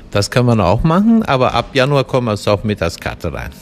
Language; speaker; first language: German; non-native, fluent; Turkish